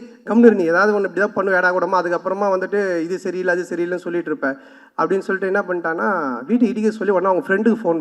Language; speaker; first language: Tamil; native; Tamil